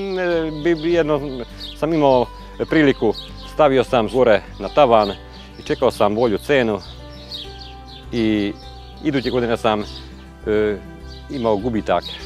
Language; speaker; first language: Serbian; non-native, local second language; Hungarian